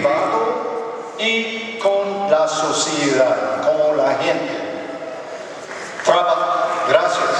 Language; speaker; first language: Spanish; non-native, learner; English